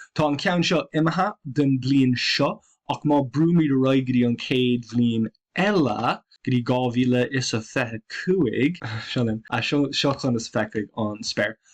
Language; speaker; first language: Irish; non-native, local second language; English